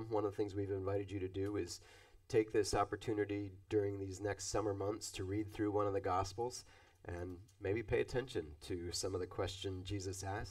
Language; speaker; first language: English; native; English